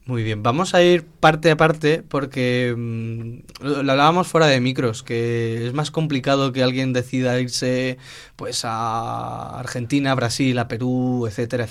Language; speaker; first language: Spanish; native; Spanish